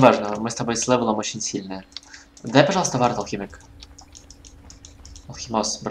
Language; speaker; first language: Russian; native; Russian